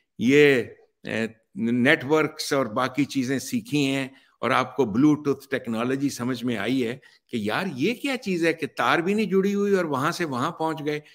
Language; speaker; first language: Urdu; native; Urdu